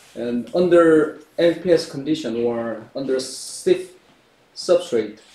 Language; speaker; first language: English; non-native, fluent; Korean